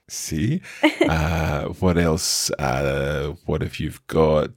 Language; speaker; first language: English; native; English